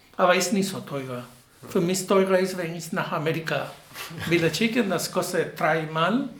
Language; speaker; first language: German; non-native, learner; Spanish